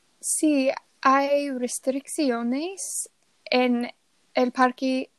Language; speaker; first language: Spanish; non-native, learner; English